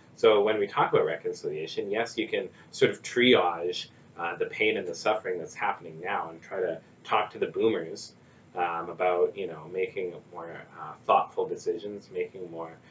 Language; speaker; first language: English; native; English